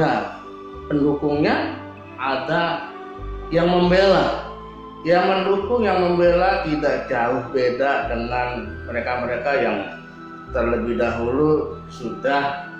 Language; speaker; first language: Indonesian; native; Indonesian